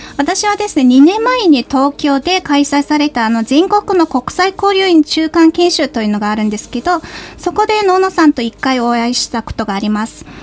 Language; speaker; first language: Japanese; non-native, fluent; Mongolian